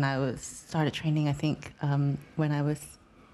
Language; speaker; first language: English; non-native, local second language; Cantonese